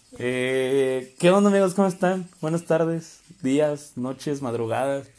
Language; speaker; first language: Spanish; native; Spanish